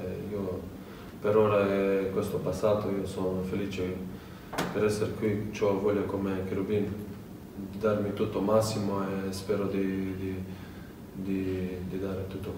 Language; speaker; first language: Italian; non-native, fluent; Serbian